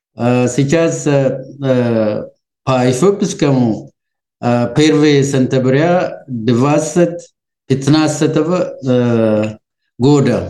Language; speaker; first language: Russian; non-native, learner; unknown